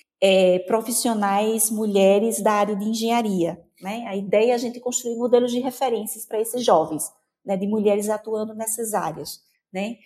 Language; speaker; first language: Portuguese; native; Portuguese